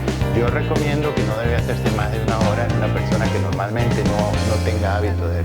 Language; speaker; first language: Spanish; native; Spanish